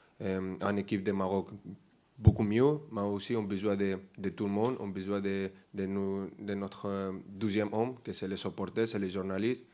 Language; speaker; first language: French; non-native, fluent; Spanish